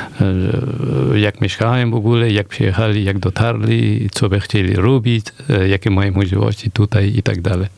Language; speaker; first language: Polish; non-native, fluent; Persian